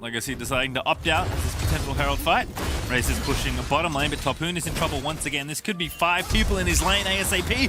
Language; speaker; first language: English; native; English